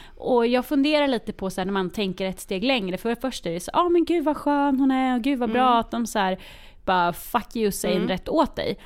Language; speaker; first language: Swedish; native; Swedish